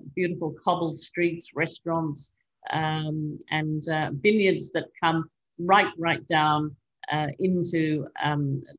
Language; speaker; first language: English; native; English